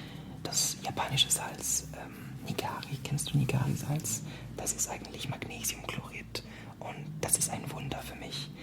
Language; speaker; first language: German; non-native, fluent; French